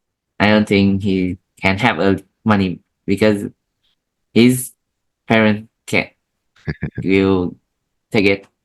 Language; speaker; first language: English; non-native, learner; Vietnamese